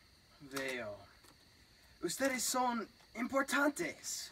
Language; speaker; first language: Spanish; non-native, learner; English